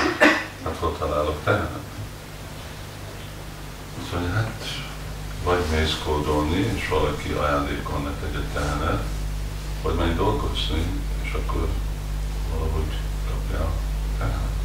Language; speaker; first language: Hungarian; early bilingual, heritage; Hungarian